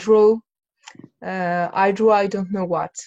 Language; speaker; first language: English; non-native, learner; French